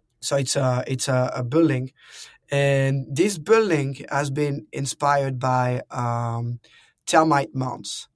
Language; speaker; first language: English; non-native, fluent; French